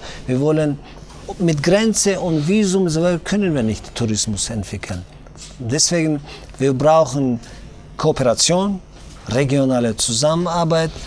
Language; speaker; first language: German; non-native, fluent; Tajik